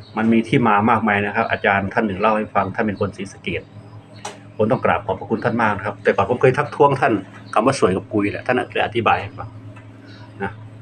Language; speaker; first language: Thai; non-native, local second language; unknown